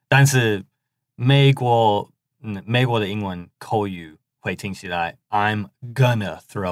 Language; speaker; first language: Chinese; non-native, fluent; English